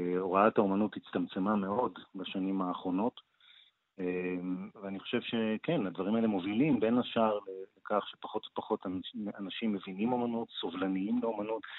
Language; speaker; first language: Hebrew; native; Hebrew